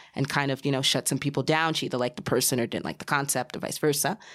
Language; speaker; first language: English; early bilingual, other home language; Spanish